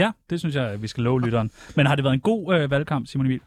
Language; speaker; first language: Danish; native; Danish